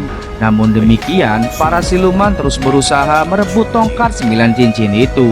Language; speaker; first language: Indonesian; native; Indonesian